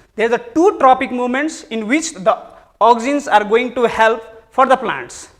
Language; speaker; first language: English; non-native, local second language; Nepali